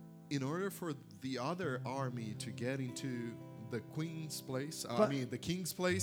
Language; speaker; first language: English; non-native, fluent; Portuguese